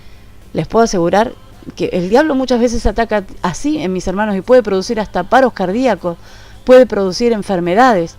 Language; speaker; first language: Spanish; native; Spanish